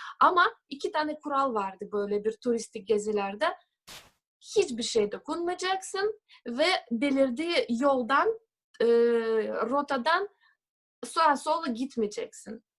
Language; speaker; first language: Turkish; non-native, fluent; Russian